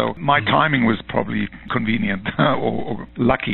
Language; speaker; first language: English; native; English